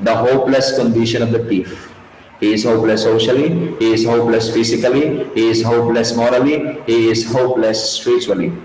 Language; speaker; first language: English; non-native, local second language; Filipino